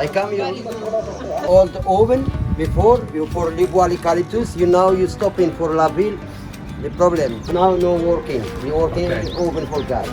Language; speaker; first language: English; non-native, learner; Arabic